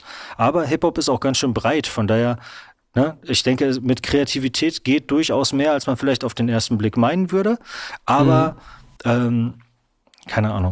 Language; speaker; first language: German; native; German